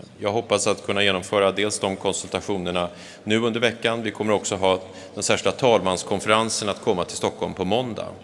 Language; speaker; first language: Swedish; native; Swedish